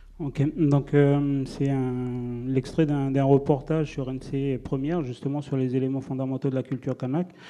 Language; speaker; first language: French; non-native, local second language; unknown